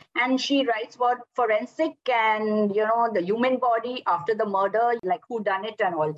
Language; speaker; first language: English; non-native, local second language; Gujarati